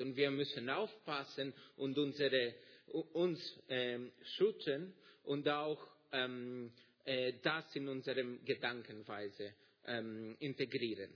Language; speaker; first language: German; non-native, fluent; Greek